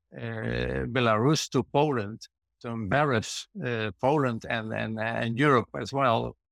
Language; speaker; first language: English; non-native, fluent; Dutch